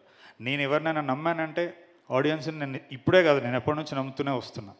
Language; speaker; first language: Telugu; native; Telugu